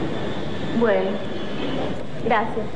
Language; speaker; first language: Spanish; native; Spanish